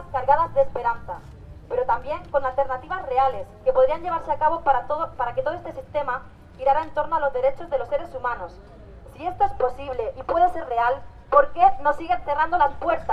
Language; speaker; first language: Spanish; native; Spanish